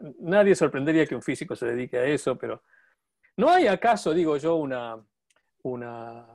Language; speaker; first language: Spanish; native; Spanish